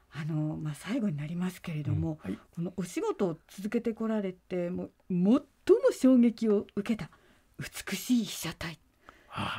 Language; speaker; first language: Japanese; native; Japanese